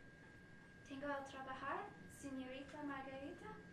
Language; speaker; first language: Spanish; non-native, learner; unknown